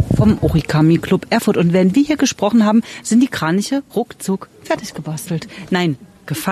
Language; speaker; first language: German; native; German